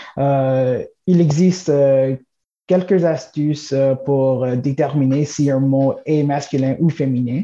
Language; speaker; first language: French; non-native, local second language; English